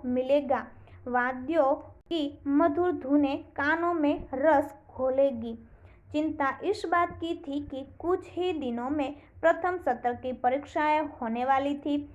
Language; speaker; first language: Hindi; non-native, local second language; Gujarati